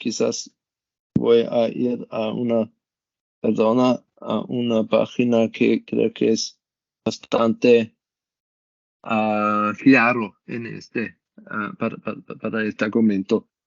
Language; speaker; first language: Spanish; non-native, learner; German